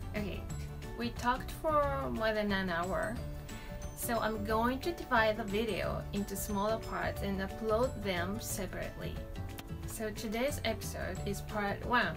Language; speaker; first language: English; non-native, fluent; Japanese